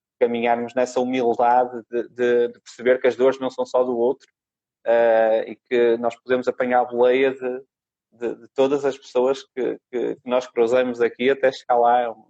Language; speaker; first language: Portuguese; native; Portuguese